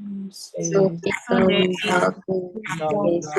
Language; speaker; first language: Korean; non-native, learner; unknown